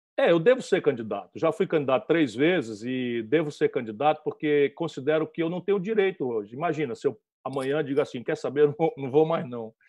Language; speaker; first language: Portuguese; native; Portuguese